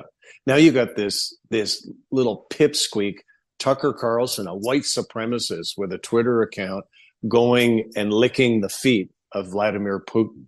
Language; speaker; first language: English; native; English